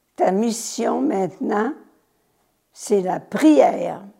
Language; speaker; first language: French; native; French